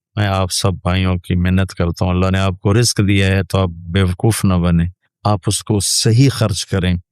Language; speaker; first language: Urdu; non-native, local second language; Punjabi